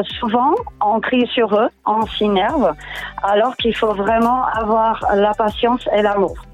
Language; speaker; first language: French; non-native, fluent; Portuguese